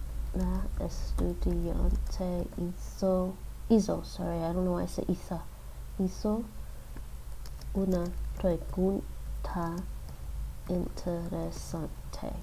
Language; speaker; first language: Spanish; non-native, learner; English